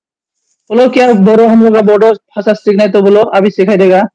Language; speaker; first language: Hindi; non-native, local second language; Bodo